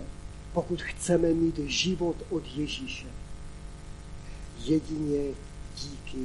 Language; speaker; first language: Czech; non-native, local second language; Polish